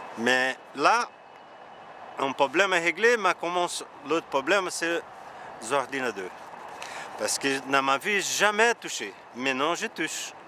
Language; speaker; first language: French; non-native, learner; Portuguese